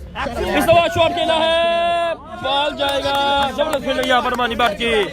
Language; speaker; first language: Urdu; non-native, local second language; Punjabi